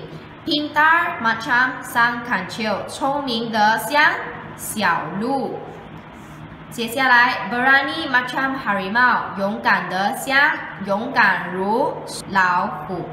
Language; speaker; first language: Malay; non-native, local second language; Chinese